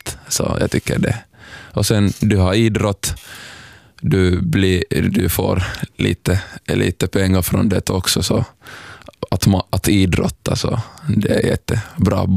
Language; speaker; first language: Swedish; non-native, local second language; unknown